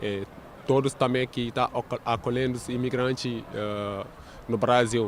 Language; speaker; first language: Portuguese; non-native, learner; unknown